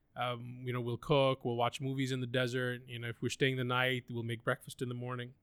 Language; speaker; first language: English; non-native, local second language; Urdu